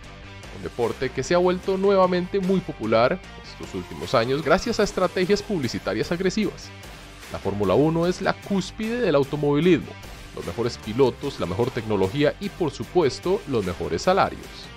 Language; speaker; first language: Spanish; native; Spanish